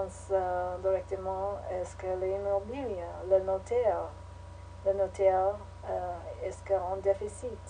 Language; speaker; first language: French; non-native, learner; English